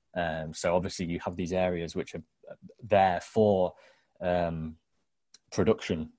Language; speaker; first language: English; native; English